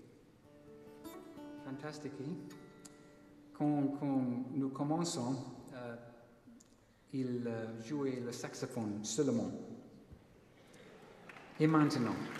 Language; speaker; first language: French; non-native, learner; English